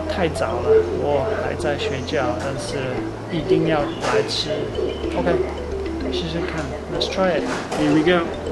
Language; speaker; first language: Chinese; non-native, fluent; English